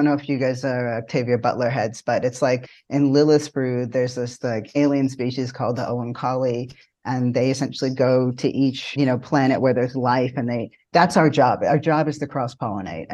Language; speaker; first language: English; native; English